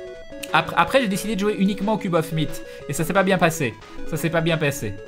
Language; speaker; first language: French; native; French